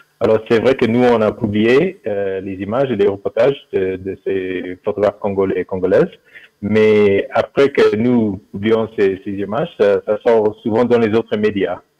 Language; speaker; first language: French; non-native, fluent; English